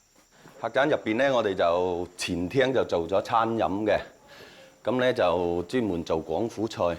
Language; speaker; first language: Chinese; native; Chinese